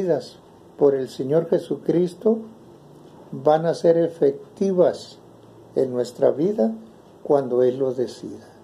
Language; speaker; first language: Spanish; native; Spanish